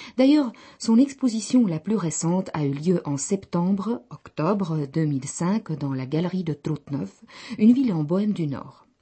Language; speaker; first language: French; non-native, fluent; Czech